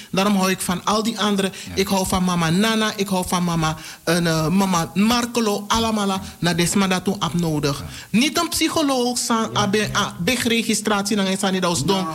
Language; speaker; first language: Dutch; native; Dutch